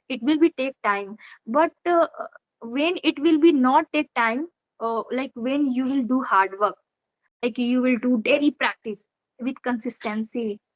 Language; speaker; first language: English; non-native, learner; Odia